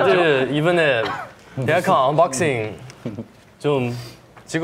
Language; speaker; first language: Korean; non-native, fluent; Chinese